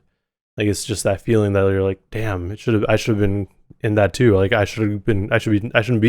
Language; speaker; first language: English; native; English